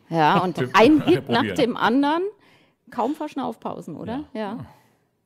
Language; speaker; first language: German; native; German